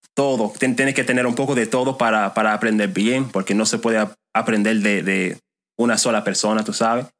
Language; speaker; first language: Spanish; non-native, fluent; English